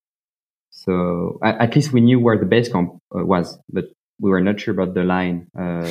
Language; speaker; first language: English; non-native, fluent; French